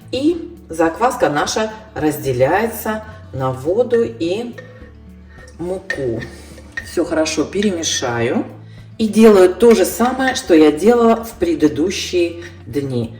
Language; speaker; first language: Russian; native; Russian